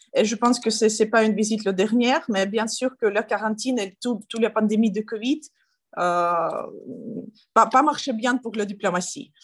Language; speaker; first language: French; non-native, learner; Ukrainian